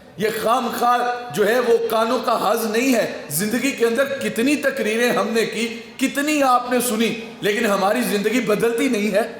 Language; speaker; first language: Urdu; non-native, local second language; Punjabi